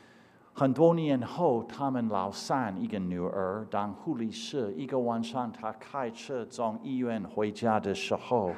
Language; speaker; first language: Chinese; non-native, fluent; English